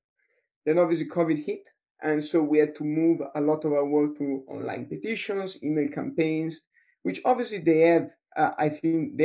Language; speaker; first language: English; non-native, fluent; Italian